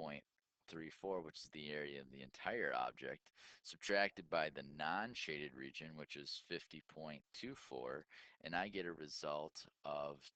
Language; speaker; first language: English; native; English